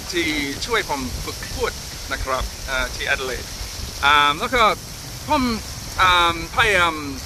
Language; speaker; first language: Thai; non-native, learner; English